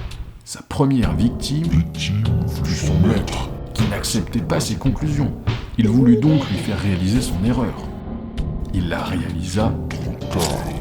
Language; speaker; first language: French; native; French